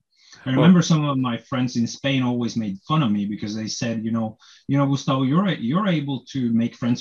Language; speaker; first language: English; non-native, fluent; Norwegian